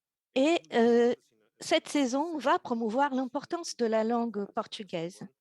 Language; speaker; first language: French; non-native, fluent; Portuguese